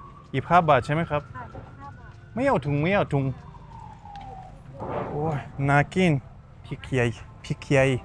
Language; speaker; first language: Thai; non-native, learner; Russian